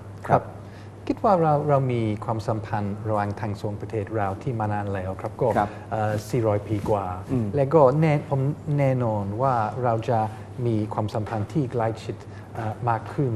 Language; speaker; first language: Thai; non-native, fluent; English